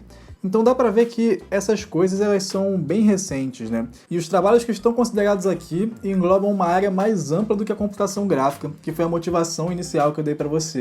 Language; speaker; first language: Portuguese; native; Portuguese